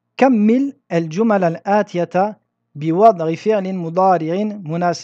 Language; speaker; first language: Arabic; non-native, fluent; French